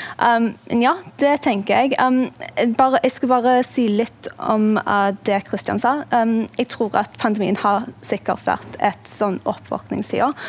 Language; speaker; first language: Norwegian; non-native, fluent; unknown